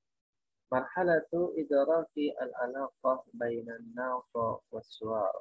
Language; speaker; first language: Arabic; non-native, learner; Indonesian